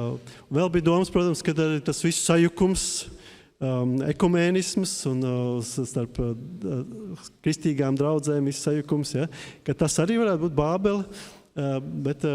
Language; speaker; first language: Latvian; native; Latvian